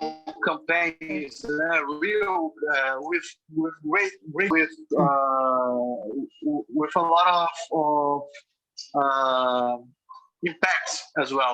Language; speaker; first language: English; non-native, fluent; Portuguese